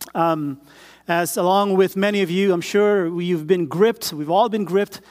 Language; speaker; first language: English; non-native, local second language; Filipino